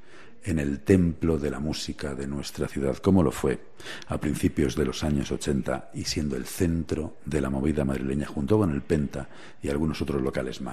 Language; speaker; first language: Spanish; native; Spanish